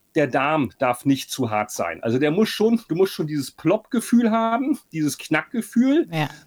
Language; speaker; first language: German; native; German